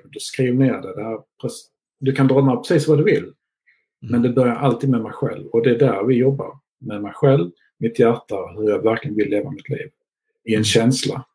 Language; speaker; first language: Swedish; native; Swedish